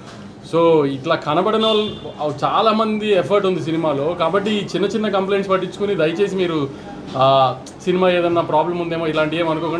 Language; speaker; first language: Telugu; native; Telugu